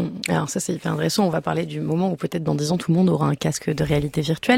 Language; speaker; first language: French; native; French